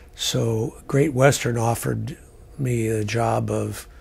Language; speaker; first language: English; native; English